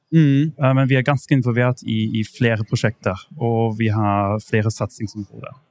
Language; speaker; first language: Norwegian; non-native, fluent; German